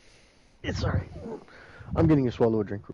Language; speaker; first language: English; native; English